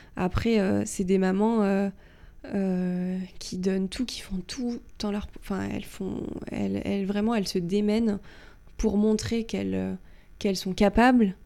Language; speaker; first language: French; native; French